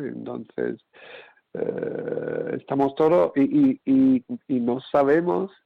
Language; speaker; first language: Spanish; non-native, fluent; English